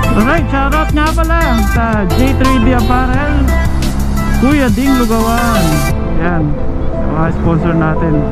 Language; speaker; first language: Filipino; native; Filipino